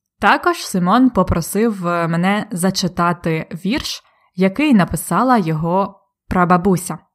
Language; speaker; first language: Ukrainian; native; Ukrainian